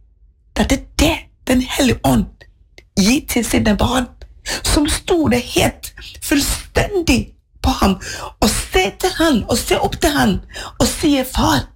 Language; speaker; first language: Norwegian; non-native, fluent; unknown